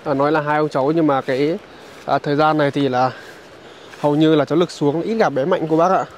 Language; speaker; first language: Vietnamese; native; Vietnamese